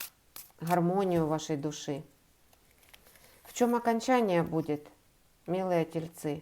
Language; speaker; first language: Russian; native; Russian